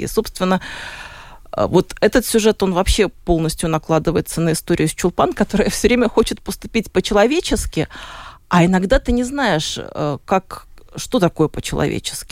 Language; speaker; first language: Russian; native; Russian